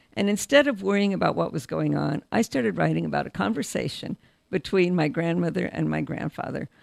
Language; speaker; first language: English; early bilingual, other home language; Russian